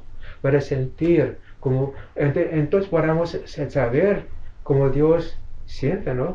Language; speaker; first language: Spanish; non-native, fluent; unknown